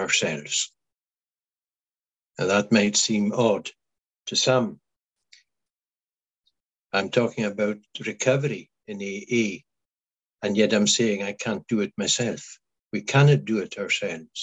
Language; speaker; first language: English; non-native, local second language; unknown